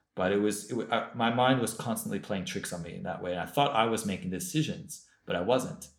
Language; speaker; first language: English; native; English